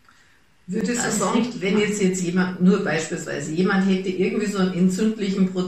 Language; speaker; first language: German; native; German